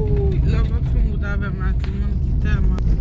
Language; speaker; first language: Portuguese; non-native, learner; Haitian Creole